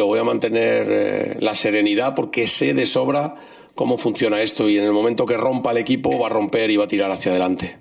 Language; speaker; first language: Spanish; native; Spanish